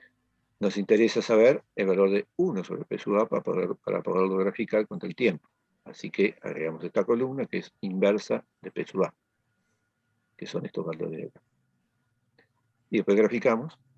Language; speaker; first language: Spanish; native; Spanish